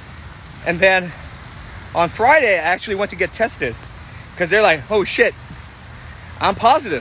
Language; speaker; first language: English; native; English